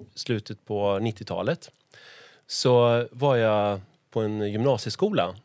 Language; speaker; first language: Swedish; native; Swedish